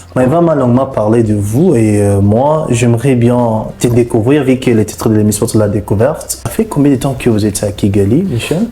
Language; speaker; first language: French; non-native, local second language; Swahili